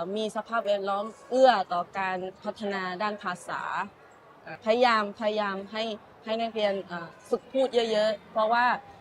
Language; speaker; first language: Thai; non-native, local second language; Malay